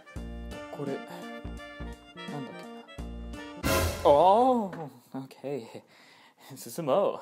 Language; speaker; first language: Japanese; non-native, fluent; English